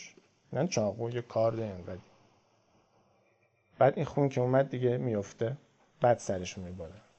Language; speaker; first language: Persian; native; Persian